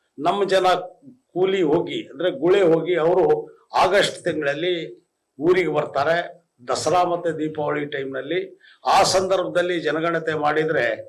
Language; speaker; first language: Kannada; non-native, local second language; Lambadi